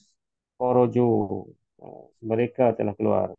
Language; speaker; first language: Indonesian; non-native, learner; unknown